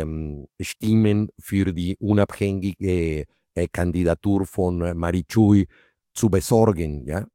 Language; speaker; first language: German; non-native, fluent; Spanish